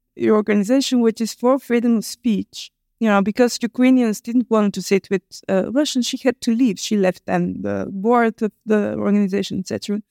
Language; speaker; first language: English; non-native, fluent; Bulgarian